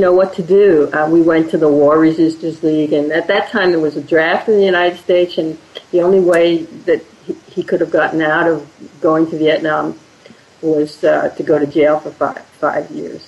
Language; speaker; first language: English; native; English